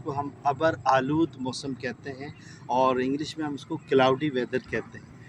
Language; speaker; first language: Urdu; non-native, local second language; Sindhi